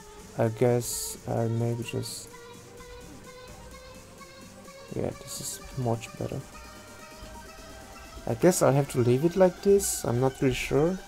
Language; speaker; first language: English; non-native, fluent; German